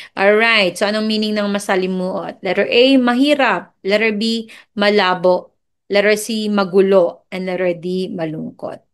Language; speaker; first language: Filipino; non-native, local second language; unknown